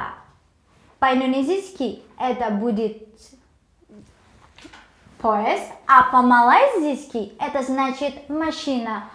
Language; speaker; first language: Russian; non-native, learner; Indonesian